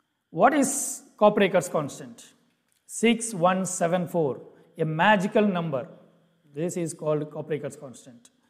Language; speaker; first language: English; non-native, local second language; Telugu